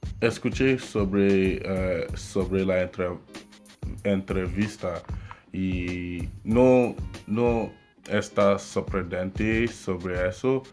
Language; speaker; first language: Spanish; non-native, learner; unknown